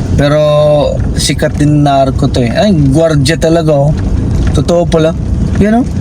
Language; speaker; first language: Filipino; native; Filipino